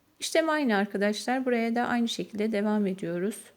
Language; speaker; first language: Turkish; native; Turkish